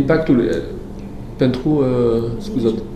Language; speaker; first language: Romanian; non-native, learner; French